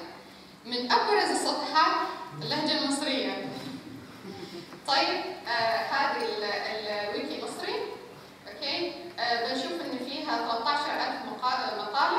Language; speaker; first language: Arabic; native; Arabic